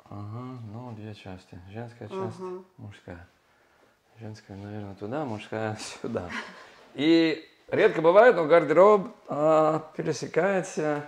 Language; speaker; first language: Russian; non-native, learner; English